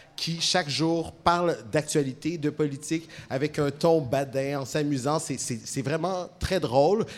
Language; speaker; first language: French; native; French